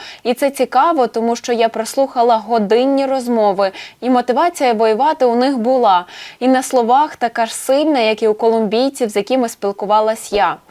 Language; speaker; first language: Ukrainian; native; Ukrainian